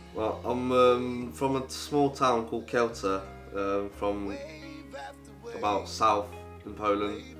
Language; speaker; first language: English; early bilingual, other home language; Polish